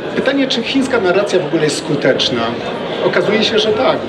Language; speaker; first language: Polish; native; Polish